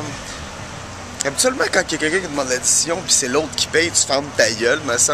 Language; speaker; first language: French; native; French